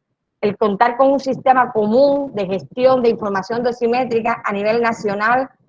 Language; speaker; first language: Spanish; native; Spanish